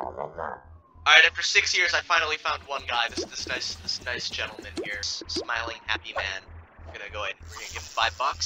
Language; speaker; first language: English; native; English